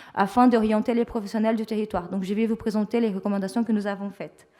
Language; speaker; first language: French; non-native, fluent; Portuguese